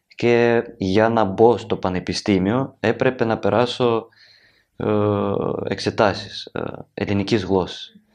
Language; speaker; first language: Greek; non-native, learner; Ukrainian